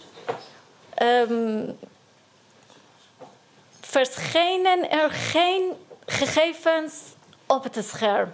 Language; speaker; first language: Dutch; non-native, learner; Persian